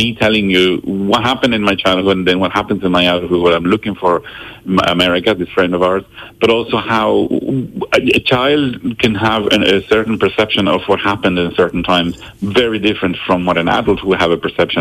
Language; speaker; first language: English; non-native, fluent; Spanish